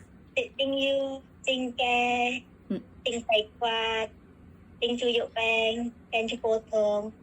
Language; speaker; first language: Cantonese; non-native, learner; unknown